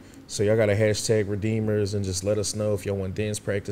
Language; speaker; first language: English; native; English